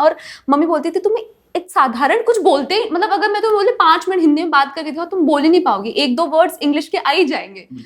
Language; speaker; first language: Hindi; native; Hindi